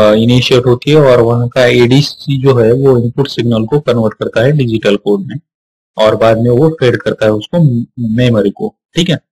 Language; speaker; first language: Hindi; non-native, local second language; Marathi